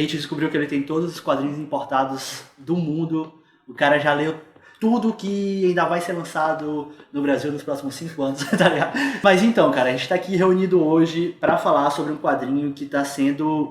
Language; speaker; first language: Portuguese; native; Portuguese